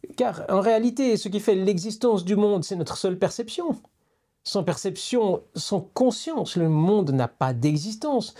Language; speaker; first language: French; native; French